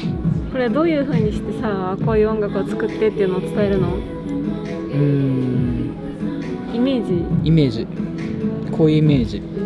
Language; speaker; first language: Japanese; native; Japanese